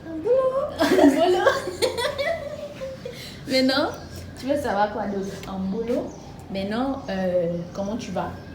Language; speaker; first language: French; non-native, local second language; Fang